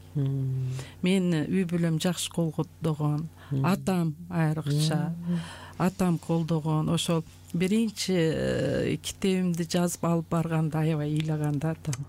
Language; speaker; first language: Kyrgyz; non-native, local second language; Uzbek